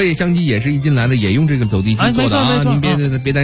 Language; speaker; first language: Chinese; native; Chinese